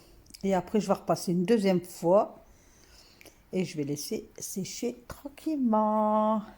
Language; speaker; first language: French; native; French